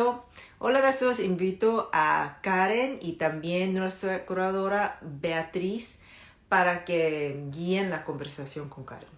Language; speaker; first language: Spanish; non-native, fluent; Korean